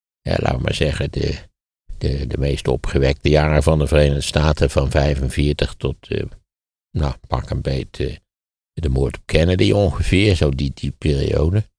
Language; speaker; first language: Dutch; native; Dutch